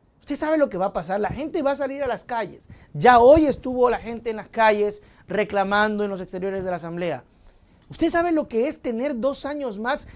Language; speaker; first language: Spanish; native; Spanish